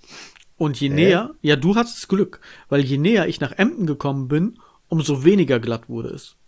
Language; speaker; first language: German; native; German